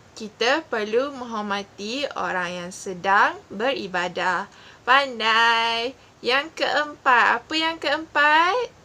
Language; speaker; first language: Malay; non-native, local second language; Iban